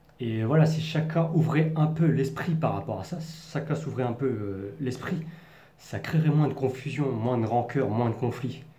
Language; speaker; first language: French; native; French